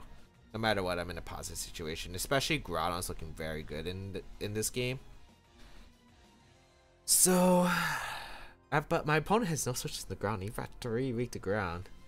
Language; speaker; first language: English; native; English